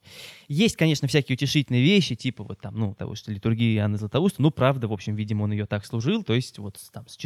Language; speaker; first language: Russian; native; Russian